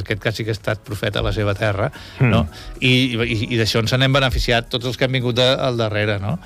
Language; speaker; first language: Catalan; native; Catalan